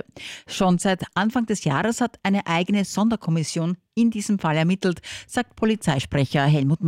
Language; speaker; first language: German; native; German